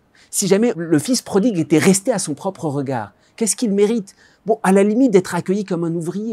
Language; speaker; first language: French; native; French